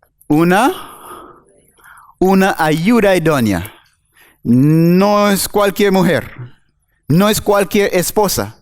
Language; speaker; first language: Spanish; non-native, learner; English